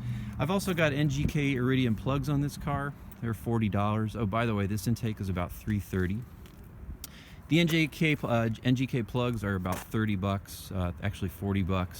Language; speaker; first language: English; native; English